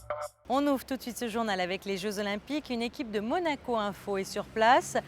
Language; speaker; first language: French; native; French